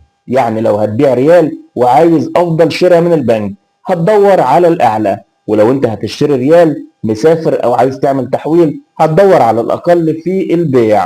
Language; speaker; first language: Arabic; native; Arabic